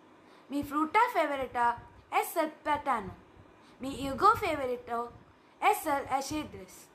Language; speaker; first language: Spanish; non-native, learner; Tamil